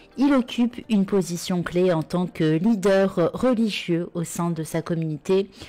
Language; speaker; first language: French; native; French